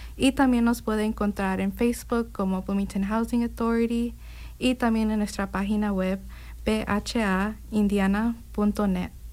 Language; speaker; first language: Spanish; early bilingual, heritage; Spanish